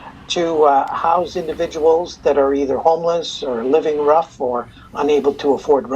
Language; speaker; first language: English; native; English